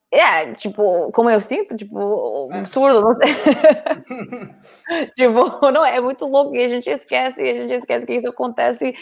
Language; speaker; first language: Portuguese; non-native, fluent; English